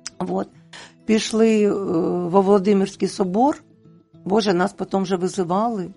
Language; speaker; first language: Ukrainian; non-native, local second language; Russian